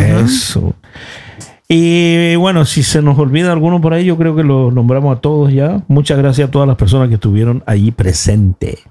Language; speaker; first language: Spanish; native; Spanish